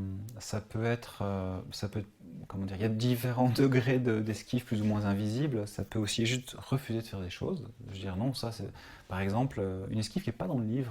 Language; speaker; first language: French; native; French